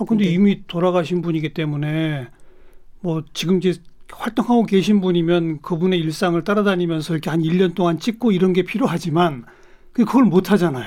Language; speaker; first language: Korean; native; Korean